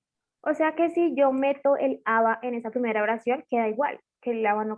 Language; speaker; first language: Spanish; native; Spanish